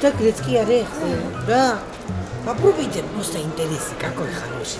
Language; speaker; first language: Russian; non-native, local second language; Georgian